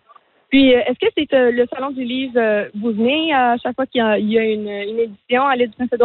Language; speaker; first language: French; native; French